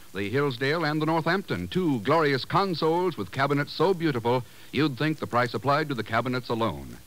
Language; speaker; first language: English; native; English